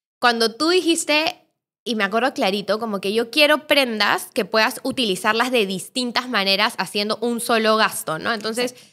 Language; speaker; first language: Spanish; native; Spanish